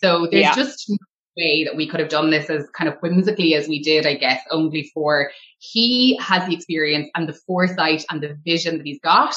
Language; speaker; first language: English; native; English